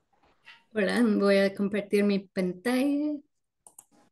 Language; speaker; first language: Spanish; non-native, fluent; English